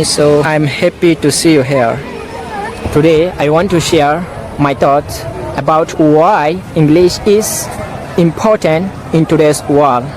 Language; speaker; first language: English; non-native, learner; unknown